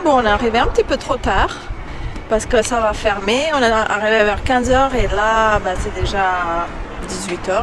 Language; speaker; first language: French; non-native, learner; Croatian